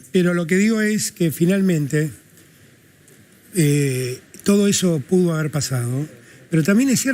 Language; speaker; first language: Spanish; native; Spanish